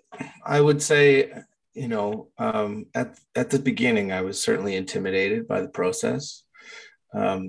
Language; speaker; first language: English; native; English